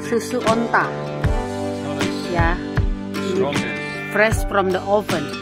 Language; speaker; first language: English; non-native, learner; Indonesian